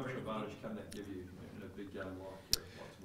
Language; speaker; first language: English; native; English